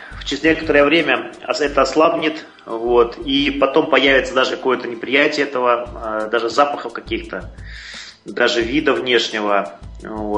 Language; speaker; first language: Russian; native; Russian